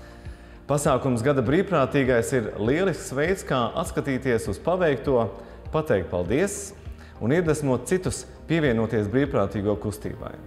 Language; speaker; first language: Latvian; native; Latvian